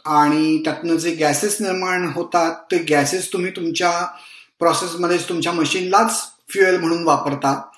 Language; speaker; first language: Marathi; native; Marathi